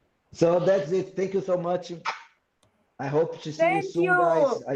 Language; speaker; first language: English; non-native, fluent; Portuguese